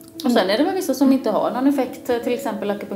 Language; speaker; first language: Swedish; native; Swedish